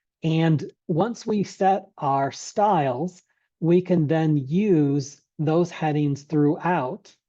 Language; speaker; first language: English; native; English